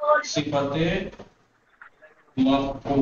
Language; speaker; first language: Persian; non-native, fluent; Urdu